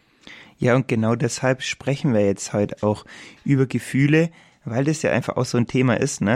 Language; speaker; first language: German; native; German